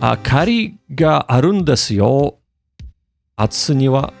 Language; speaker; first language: Japanese; non-native, learner; English